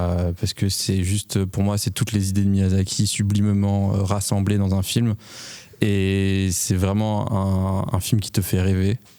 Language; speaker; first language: French; native; French